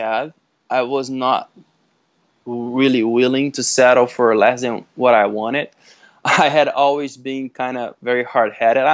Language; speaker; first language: English; non-native, fluent; Portuguese